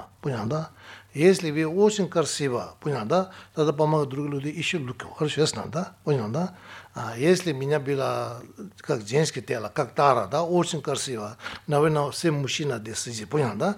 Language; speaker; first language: Russian; non-native, fluent; Tibetan